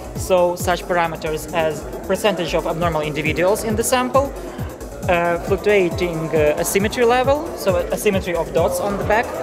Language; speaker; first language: English; non-native, fluent; Ukrainian